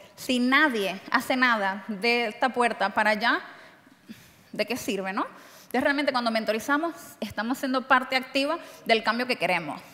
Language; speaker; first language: Spanish; native; Spanish